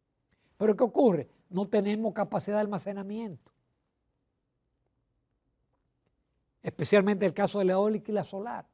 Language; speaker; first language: Spanish; native; Spanish